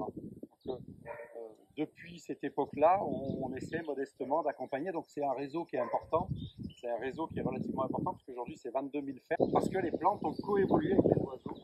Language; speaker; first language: French; native; French